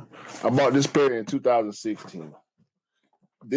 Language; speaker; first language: English; native; English